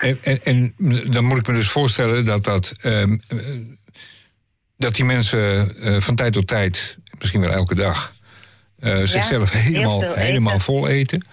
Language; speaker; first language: Dutch; native; Dutch